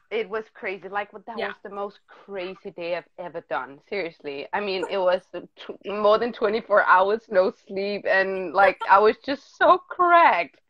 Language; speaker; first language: English; non-native, fluent; Danish